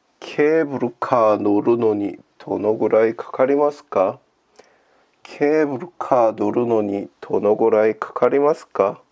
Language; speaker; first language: Japanese; non-native, learner; Korean